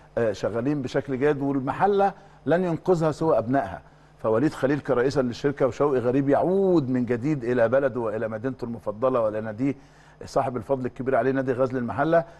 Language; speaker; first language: Egyptian Arabic; native; Egyptian Arabic